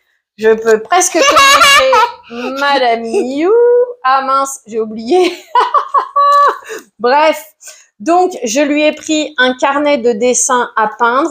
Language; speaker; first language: French; native; French